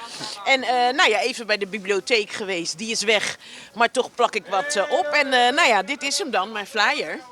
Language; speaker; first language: Dutch; native; Dutch